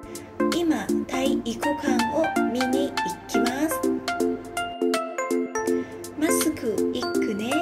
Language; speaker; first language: Japanese; non-native, learner; Thai